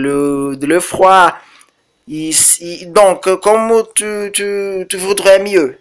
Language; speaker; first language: French; non-native, learner; Portuguese